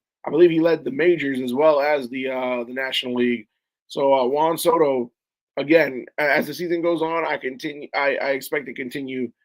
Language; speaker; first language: English; native; English